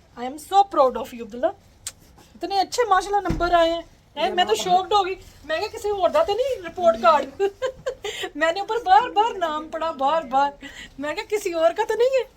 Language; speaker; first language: Urdu; non-native, local second language; Punjabi